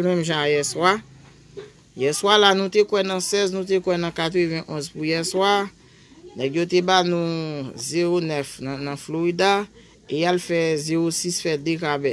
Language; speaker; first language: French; non-native, local second language; Haitian Creole